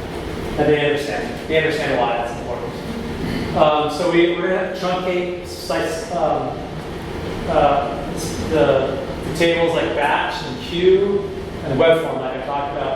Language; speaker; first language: English; native; English